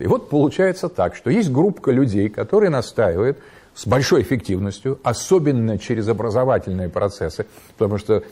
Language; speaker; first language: Russian; native; Russian